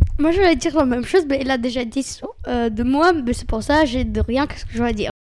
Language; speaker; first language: French; non-native, learner; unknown